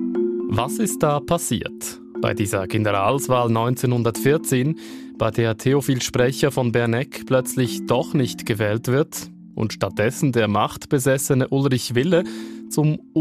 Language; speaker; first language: German; native; German